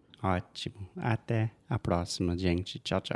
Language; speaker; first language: Portuguese; non-native, fluent; English